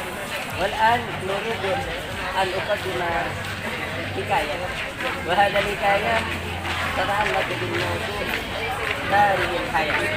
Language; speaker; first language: Arabic; non-native, learner; Indonesian